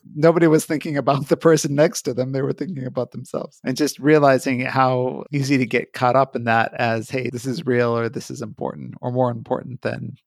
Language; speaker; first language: English; native; English